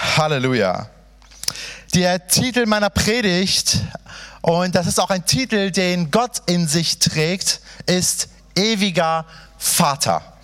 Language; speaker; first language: German; early bilingual, other home language; Persian